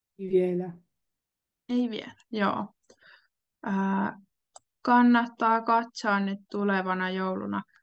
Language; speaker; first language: Finnish; native; Finnish